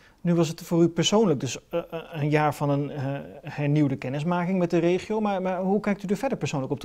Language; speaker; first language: Dutch; native; Dutch